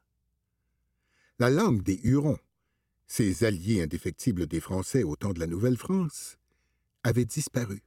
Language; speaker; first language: French; native; French